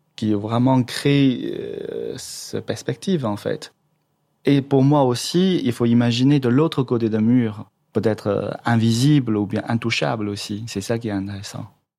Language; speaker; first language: French; non-native, fluent; Chinese